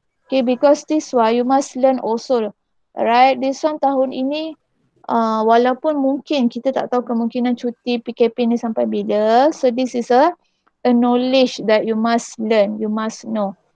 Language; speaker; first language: English; non-native, local second language; Malay